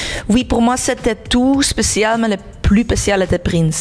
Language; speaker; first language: French; non-native, local second language; Dutch